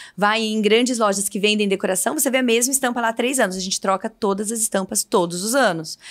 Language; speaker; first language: Portuguese; native; Portuguese